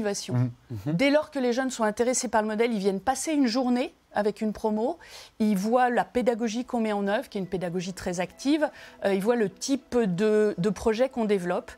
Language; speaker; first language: French; native; French